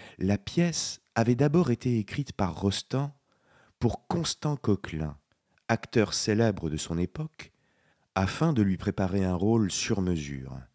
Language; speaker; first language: French; native; French